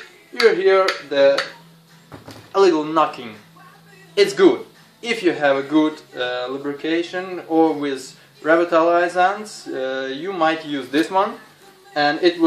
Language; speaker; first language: English; non-native, fluent; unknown